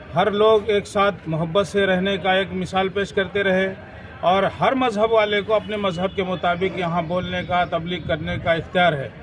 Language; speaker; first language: Urdu; native; Urdu